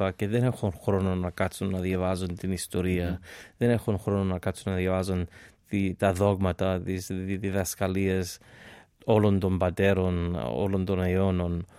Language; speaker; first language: Greek; non-native, fluent; English